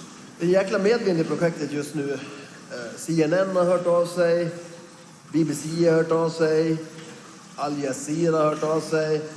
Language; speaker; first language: Swedish; native; Swedish